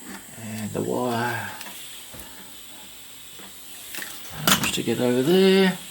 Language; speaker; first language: English; native; English